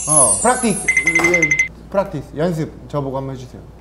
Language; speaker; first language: Korean; native; Korean